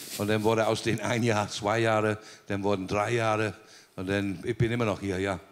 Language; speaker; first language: German; non-native, fluent; English